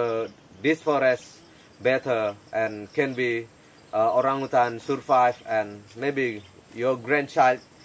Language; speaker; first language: English; non-native, learner; Indonesian